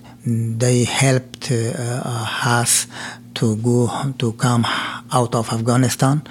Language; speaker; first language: English; non-native, learner; Persian